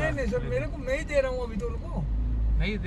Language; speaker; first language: Hindi; native; Hindi